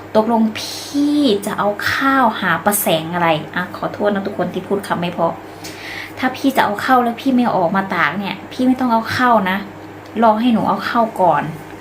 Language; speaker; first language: Thai; native; Thai